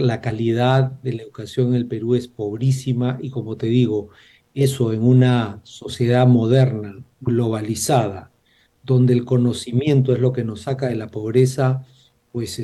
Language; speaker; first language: Spanish; native; Spanish